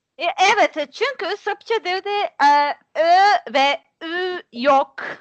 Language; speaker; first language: Turkish; non-native, learner; Serbian